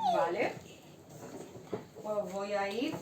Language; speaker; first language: Spanish; native; Spanish